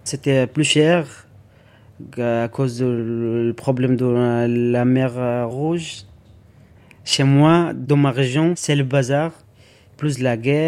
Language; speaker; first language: French; non-native, learner; Arabic